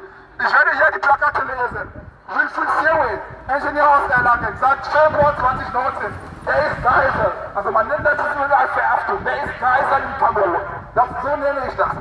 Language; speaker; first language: German; non-native, fluent; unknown